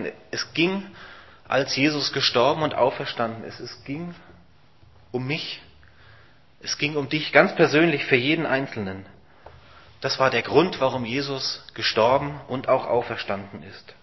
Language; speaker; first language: German; native; German